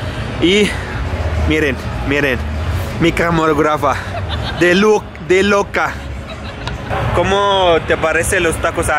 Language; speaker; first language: Spanish; non-native, learner; Arabic